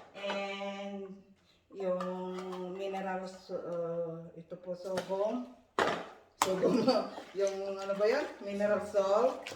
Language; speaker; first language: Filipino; non-native, local second language; Iloko